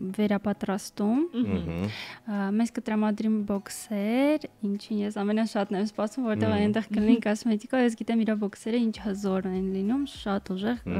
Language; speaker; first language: Armenian; native; Armenian